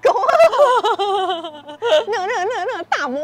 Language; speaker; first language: Chinese; native; Chinese